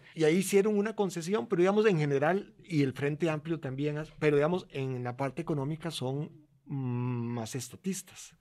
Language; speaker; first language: Spanish; native; Spanish